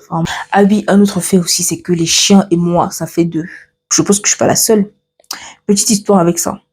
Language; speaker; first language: French; early bilingual, other home language; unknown